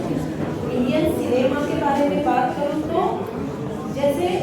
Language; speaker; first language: Hindi; non-native, local second language; Marathi